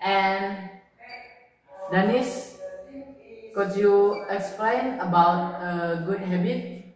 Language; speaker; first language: English; non-native, learner; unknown